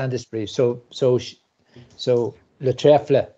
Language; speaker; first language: French; non-native, learner; English